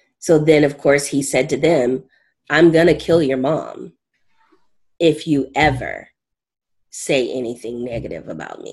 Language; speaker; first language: English; native; English